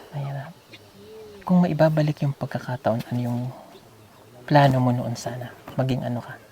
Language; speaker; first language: Filipino; native; Filipino